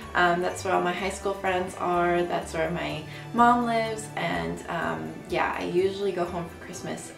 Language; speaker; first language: English; native; English